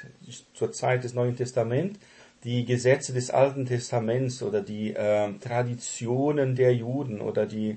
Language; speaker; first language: German; non-native, fluent; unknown